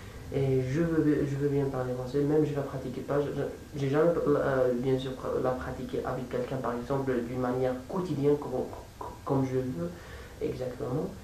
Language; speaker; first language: French; non-native, fluent; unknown